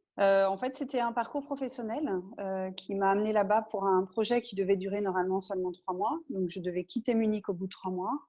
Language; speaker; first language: French; native; French